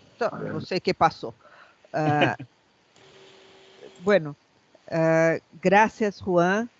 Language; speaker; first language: Spanish; non-native, fluent; Portuguese